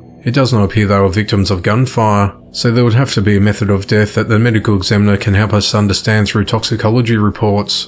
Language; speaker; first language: English; native; English